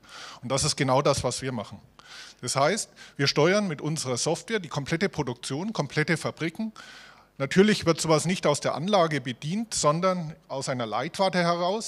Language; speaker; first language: German; native; German